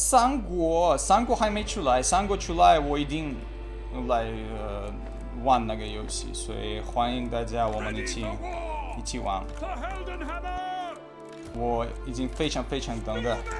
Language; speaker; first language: Chinese; non-native, learner; Russian